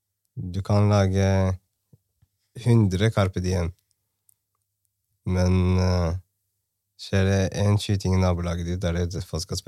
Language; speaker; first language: Norwegian; early bilingual, other home language; Somali